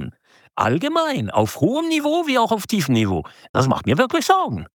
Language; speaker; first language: German; native; German